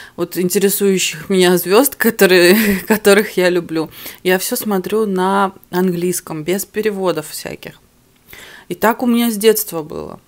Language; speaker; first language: Russian; early bilingual, other home language; Armenian